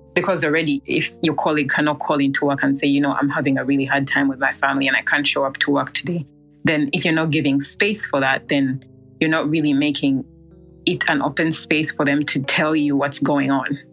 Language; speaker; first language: English; non-native, local second language; Ganda